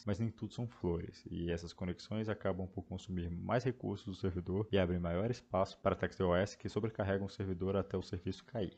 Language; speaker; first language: Portuguese; native; Portuguese